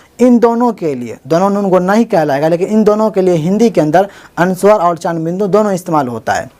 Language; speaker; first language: Hindi; native; Hindi